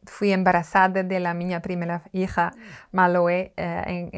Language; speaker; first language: Spanish; non-native, learner; French